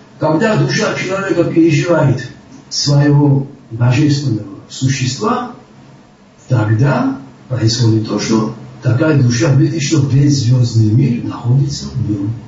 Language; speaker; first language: Russian; non-native, local second language; Georgian